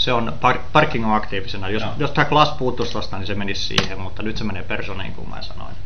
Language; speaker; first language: Finnish; native; Finnish